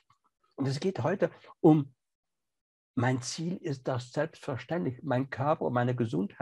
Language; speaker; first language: German; non-native, fluent; French